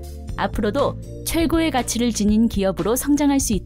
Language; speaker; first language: Korean; native; Korean